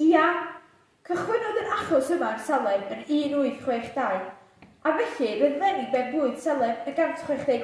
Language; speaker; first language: Welsh; native; Welsh